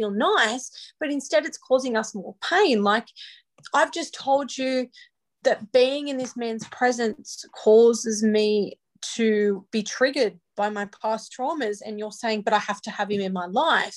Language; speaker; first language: English; native; English